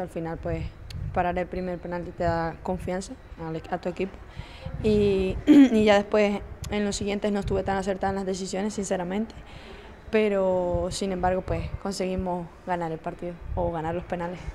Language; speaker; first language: Spanish; native; Spanish